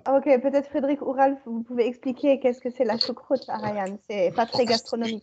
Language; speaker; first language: French; native; French